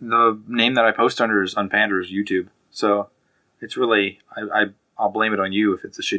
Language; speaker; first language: English; native; English